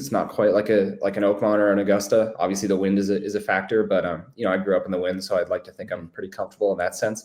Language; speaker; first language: English; native; English